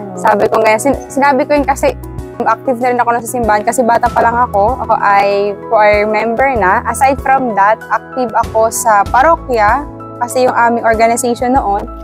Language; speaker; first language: Filipino; native; Filipino